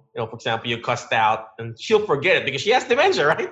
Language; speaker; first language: English; non-native, local second language; Filipino